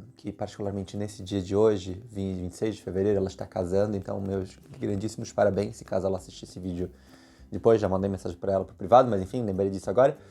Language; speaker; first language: Portuguese; native; Portuguese